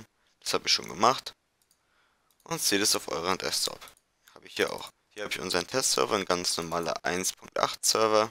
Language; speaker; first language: German; native; German